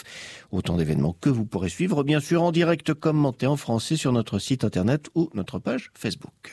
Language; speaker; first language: French; native; French